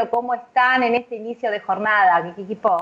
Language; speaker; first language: Spanish; native; Spanish